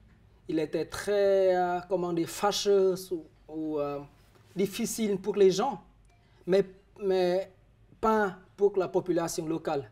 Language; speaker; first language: French; non-native, fluent; Vietnamese